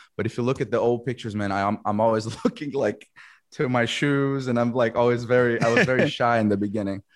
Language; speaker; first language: English; non-native, fluent; Portuguese